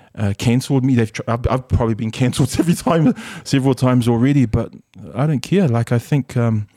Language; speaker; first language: English; early bilingual, other home language; Samoan